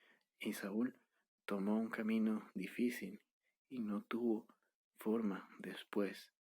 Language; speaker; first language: Spanish; native; Spanish